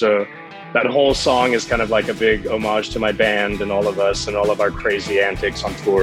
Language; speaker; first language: English; native; English